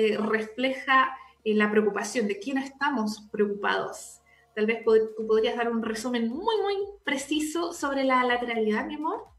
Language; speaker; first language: Spanish; native; Spanish